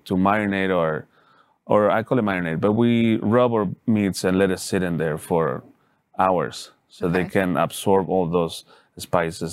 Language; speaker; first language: English; non-native, fluent; Spanish